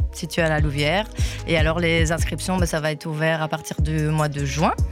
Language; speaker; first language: French; native; French